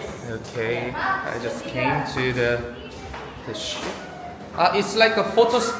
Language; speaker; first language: English; non-native, learner; Korean